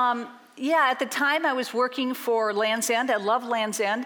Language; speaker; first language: English; native; English